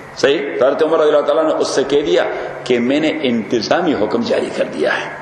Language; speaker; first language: Urdu; non-native, local second language; Pashto